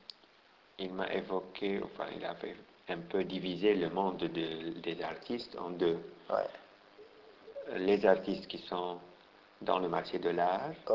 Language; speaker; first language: French; non-native, local second language; Arabic